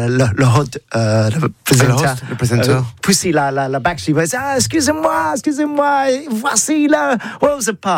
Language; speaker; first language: French; non-native, learner; English